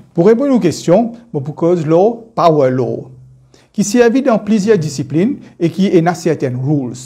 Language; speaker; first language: French; non-native, local second language; Morisyen